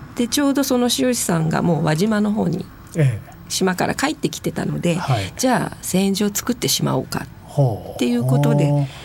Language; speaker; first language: Japanese; native; Japanese